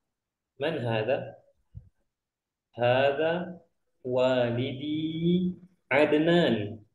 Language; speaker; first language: Arabic; non-native, fluent; Indonesian